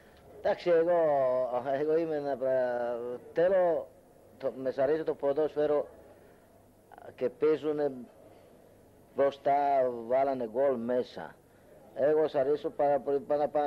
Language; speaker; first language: Greek; non-native, learner; Hungarian